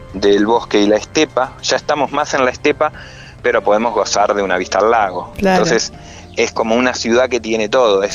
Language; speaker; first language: Spanish; native; Spanish